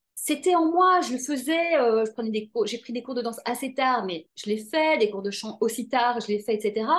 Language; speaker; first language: French; native; French